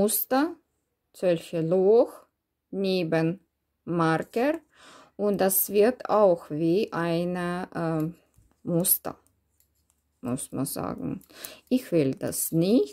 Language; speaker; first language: German; non-native, learner; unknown